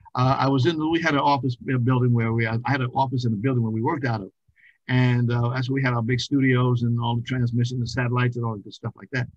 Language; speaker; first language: English; native; English